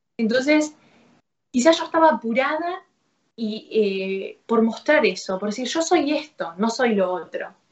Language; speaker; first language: Spanish; native; Spanish